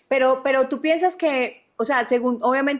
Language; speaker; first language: Spanish; native; Spanish